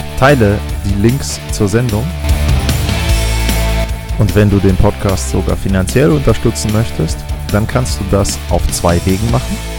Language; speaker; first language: German; native; German